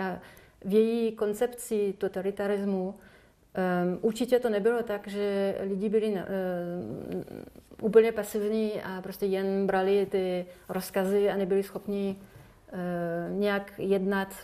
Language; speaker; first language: Czech; non-native, fluent; French